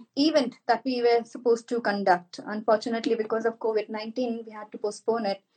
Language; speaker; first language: English; non-native, local second language; Marathi